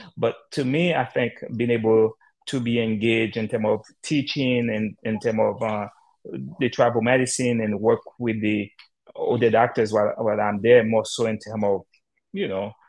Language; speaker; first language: English; non-native, fluent; Haitian Creole